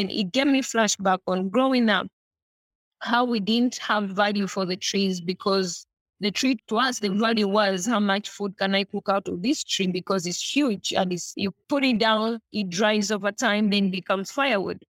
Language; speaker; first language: English; non-native, local second language; Ganda